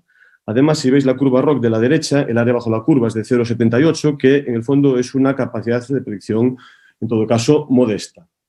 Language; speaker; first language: Spanish; native; Spanish